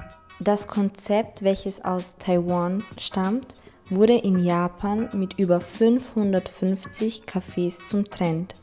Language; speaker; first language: German; native; German